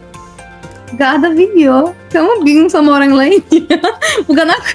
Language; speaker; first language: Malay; non-native, fluent; Turkish